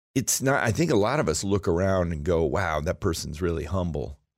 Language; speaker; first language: English; native; English